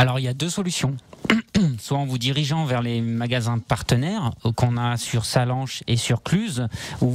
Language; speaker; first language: French; native; French